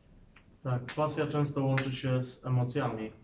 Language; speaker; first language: Polish; native; Polish